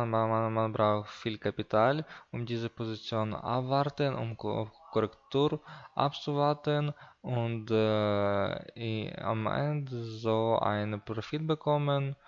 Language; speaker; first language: German; non-native, learner; Russian